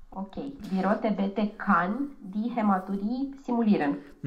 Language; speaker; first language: German; non-native, learner; Romanian